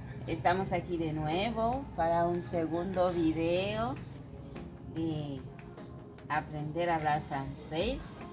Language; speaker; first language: Spanish; non-native, fluent; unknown